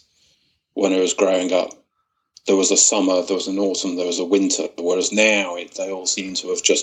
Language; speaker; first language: English; native; English